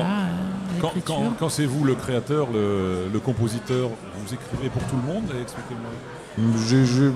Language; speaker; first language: French; native; French